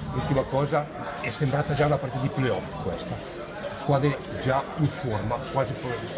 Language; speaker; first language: Italian; native; Italian